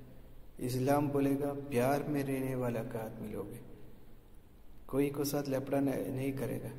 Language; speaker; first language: Hindi; non-native, local second language; Malayalam